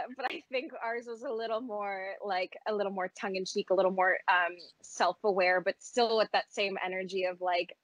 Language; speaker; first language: English; native; English